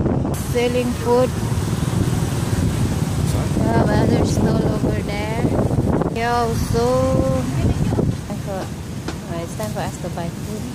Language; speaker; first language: English; non-native, local second language; Filipino